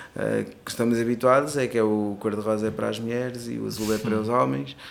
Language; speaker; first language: Portuguese; non-native, local second language; Kabuverdianu